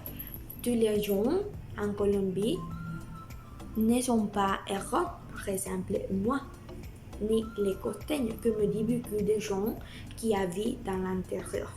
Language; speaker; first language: French; non-native, learner; Spanish